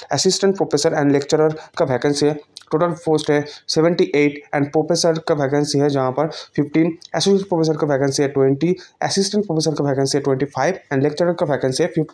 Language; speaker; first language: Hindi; non-native, local second language; Bangla